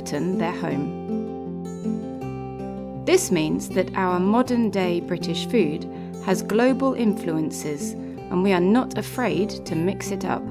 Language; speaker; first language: English; native; English